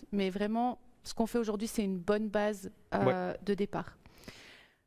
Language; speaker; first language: French; native; French